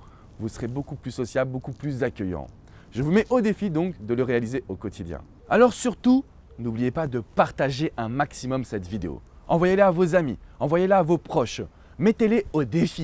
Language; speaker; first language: French; native; French